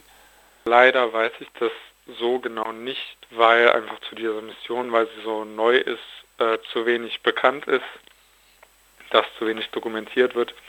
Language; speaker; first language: German; native; German